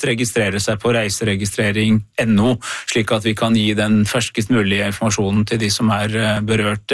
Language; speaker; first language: Norwegian; native; Norwegian